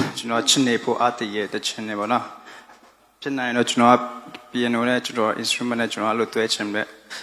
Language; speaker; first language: Burmese; non-native, local second language; Kachin